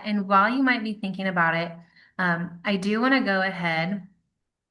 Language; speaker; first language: English; native; English